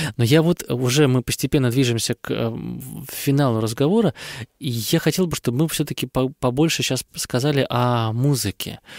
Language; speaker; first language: Russian; native; Russian